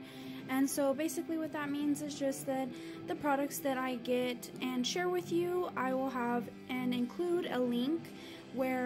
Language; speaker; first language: English; native; English